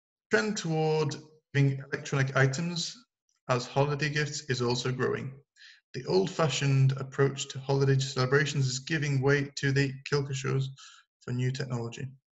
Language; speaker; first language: English; native; English